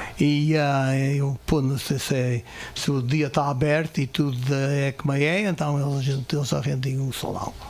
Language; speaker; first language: Portuguese; early bilingual, heritage; Portuguese